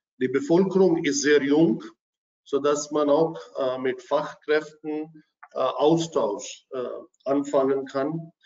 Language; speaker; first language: German; non-native, fluent; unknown